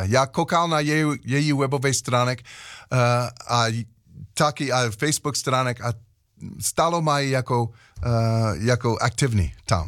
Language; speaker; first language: Czech; non-native, learner; English